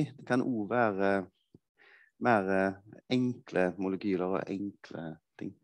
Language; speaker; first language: Norwegian; native; Norwegian